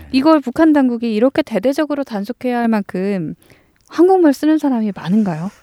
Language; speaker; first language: Korean; native; Korean